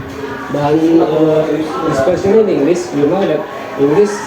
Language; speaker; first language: English; non-native, learner; Indonesian